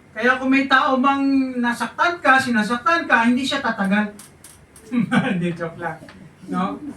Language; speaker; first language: Filipino; non-native, local second language; Hiligaynon